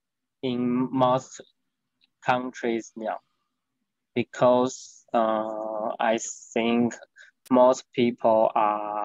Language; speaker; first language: English; non-native, learner; Chinese